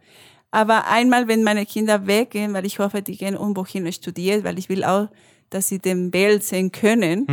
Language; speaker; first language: German; non-native, learner; Spanish